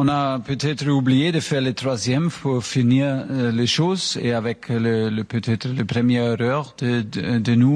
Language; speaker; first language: French; non-native, fluent; German